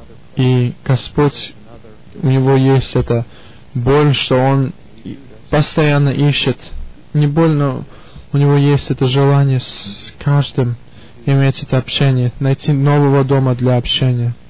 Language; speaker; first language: Russian; early bilingual, heritage; Russian